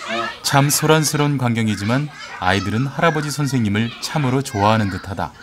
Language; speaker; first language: Korean; native; Korean